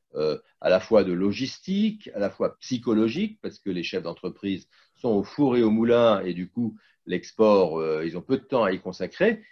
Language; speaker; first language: French; native; French